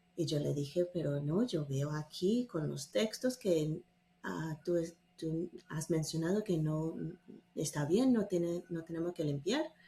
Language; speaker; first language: Spanish; non-native, fluent; English